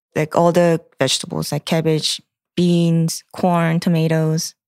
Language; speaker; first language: English; non-native, fluent; Korean